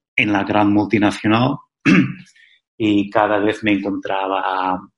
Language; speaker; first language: Spanish; non-native, fluent; Dutch